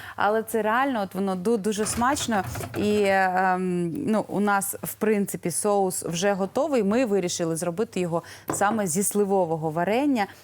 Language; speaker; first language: Ukrainian; native; Ukrainian